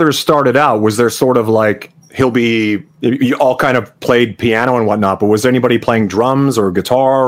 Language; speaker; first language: English; native; English